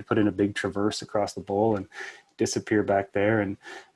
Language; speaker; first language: English; native; English